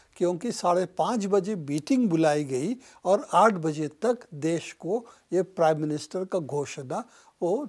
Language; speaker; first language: Hindi; non-native, local second language; Bangla